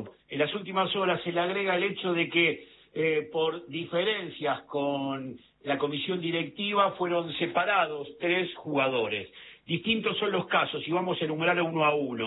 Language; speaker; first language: Spanish; native; Spanish